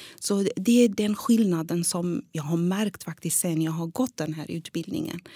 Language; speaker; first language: Swedish; non-native, fluent; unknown